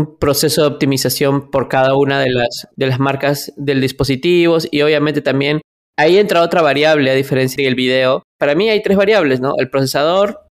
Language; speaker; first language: Spanish; native; Spanish